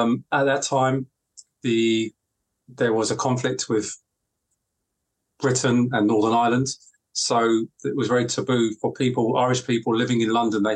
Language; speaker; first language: English; native; English